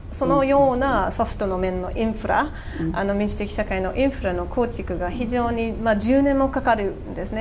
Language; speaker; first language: Japanese; non-native, fluent; English